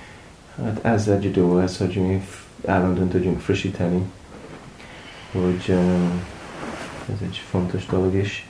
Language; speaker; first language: Hungarian; non-native, learner; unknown